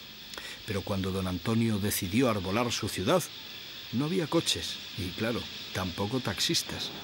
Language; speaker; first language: Spanish; native; Spanish